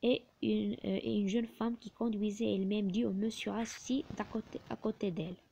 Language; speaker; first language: French; non-native, local second language; Arabic